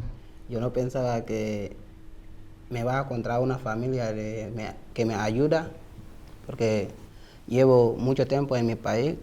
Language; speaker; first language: Spanish; non-native, learner; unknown